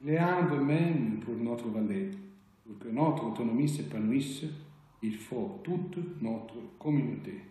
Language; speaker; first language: French; non-native, local second language; Italian